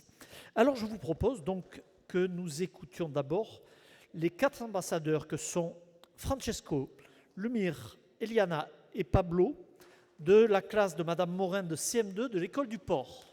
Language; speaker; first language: French; native; French